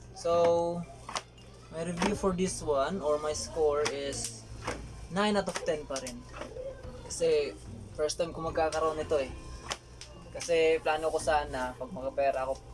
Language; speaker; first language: Filipino; non-native, local second language; Cebuano